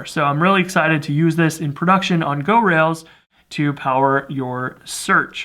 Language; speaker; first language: English; native; English